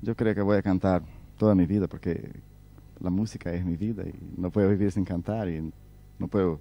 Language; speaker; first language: Spanish; non-native, fluent; Portuguese